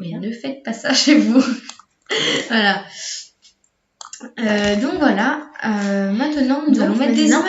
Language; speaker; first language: French; native; French